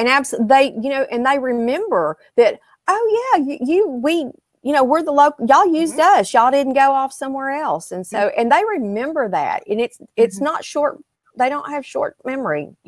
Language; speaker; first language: English; native; English